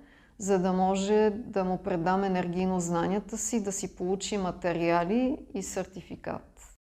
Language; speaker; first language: Bulgarian; non-native, fluent; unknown